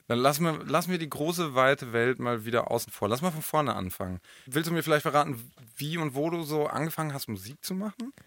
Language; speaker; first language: German; native; German